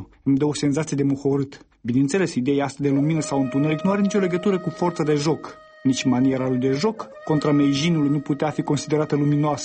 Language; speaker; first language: Romanian; native; Romanian